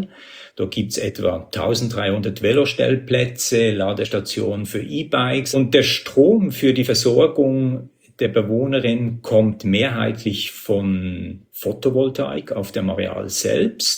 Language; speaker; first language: German; native; German